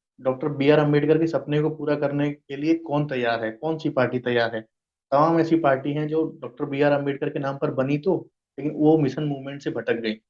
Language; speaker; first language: Hindi; native; Hindi